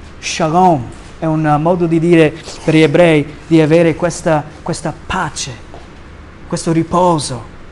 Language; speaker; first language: Italian; non-native, fluent; English